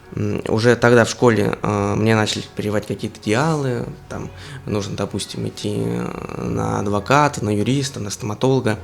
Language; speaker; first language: Russian; native; Russian